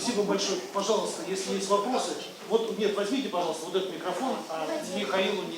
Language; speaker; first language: Russian; native; Russian